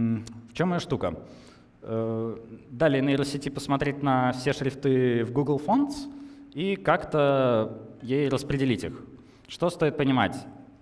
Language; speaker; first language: Russian; native; Russian